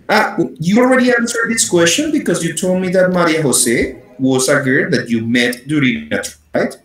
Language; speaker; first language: English; non-native, fluent; Spanish